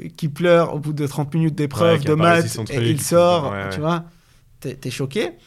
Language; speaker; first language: French; non-native, fluent; Arabic